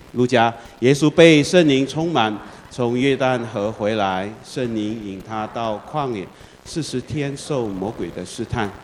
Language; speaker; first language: Chinese; native; Chinese